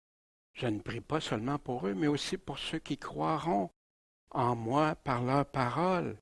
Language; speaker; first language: French; native; French